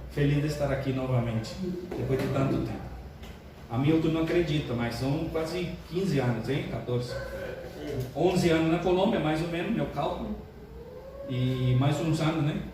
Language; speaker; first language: Portuguese; non-native, fluent; Spanish